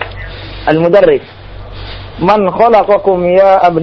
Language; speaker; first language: Arabic; non-native, learner; Indonesian